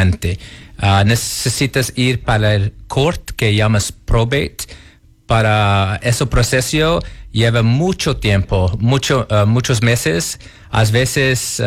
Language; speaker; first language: Spanish; non-native, learner; Portuguese